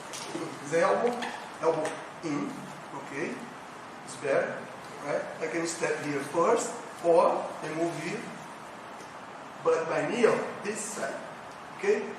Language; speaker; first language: English; non-native, learner; Portuguese